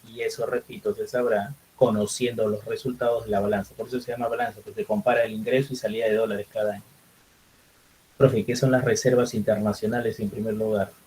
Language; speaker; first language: Spanish; native; Spanish